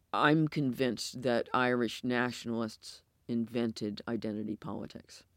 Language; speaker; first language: English; native; English